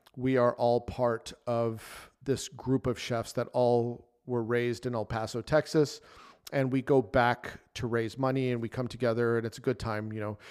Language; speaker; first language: English; native; English